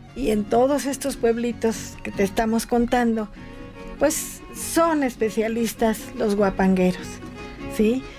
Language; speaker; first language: Spanish; native; Spanish